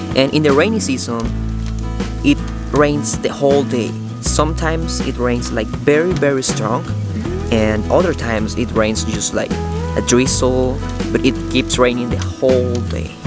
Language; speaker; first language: English; non-native, fluent; Spanish